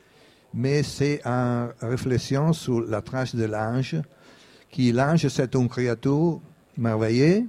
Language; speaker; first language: French; non-native, fluent; Italian